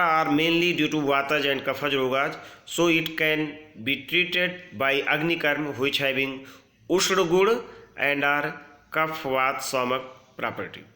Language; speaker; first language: English; non-native, local second language; Hindi